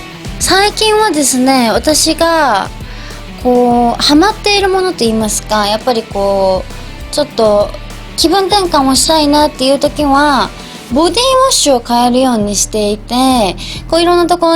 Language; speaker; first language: Japanese; native; Japanese